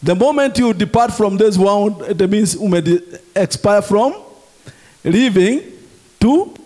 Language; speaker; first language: English; non-native, local second language; Swahili